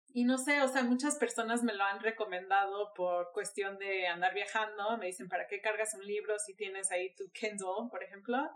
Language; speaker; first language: Spanish; early bilingual, heritage; Spanish